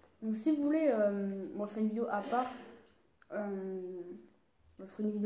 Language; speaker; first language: French; native; French